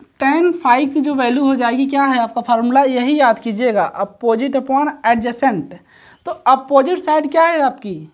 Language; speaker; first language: Hindi; native; Hindi